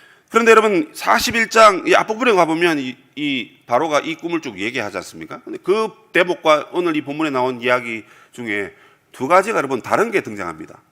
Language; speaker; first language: Korean; native; Korean